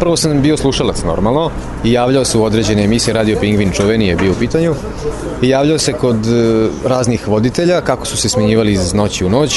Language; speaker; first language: Serbian; native; Serbian